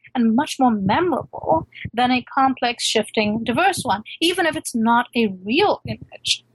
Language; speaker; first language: English; non-native, local second language; Urdu